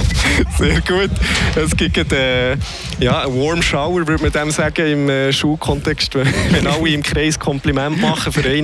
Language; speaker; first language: German; native; German